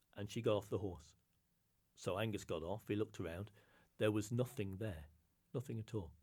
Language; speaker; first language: English; native; English